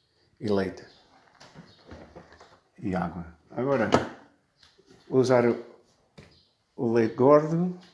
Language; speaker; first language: Portuguese; early bilingual, heritage; Portuguese